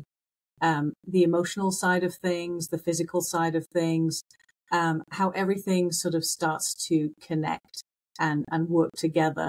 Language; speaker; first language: English; native; English